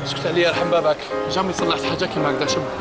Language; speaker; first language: Arabic; native; Arabic